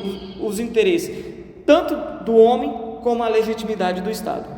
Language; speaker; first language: Portuguese; native; Portuguese